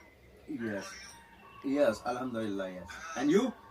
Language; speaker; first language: English; non-native, learner; Hindi